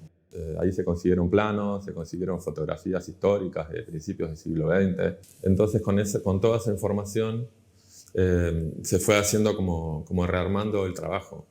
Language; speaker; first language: Spanish; native; Spanish